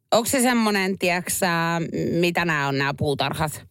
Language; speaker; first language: Finnish; native; Finnish